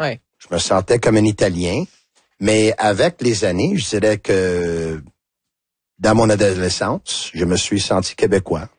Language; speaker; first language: French; non-native, local second language; Italian